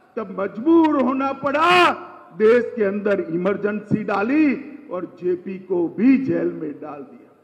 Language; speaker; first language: Hindi; non-native, local second language; Gujarati